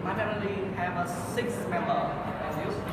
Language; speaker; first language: English; non-native, learner; Vietnamese